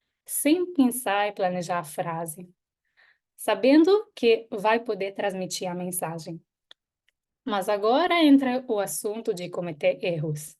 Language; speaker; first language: Portuguese; non-native, fluent; Hebrew